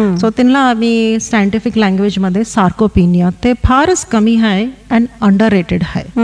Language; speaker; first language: Marathi; non-native, local second language; Kannada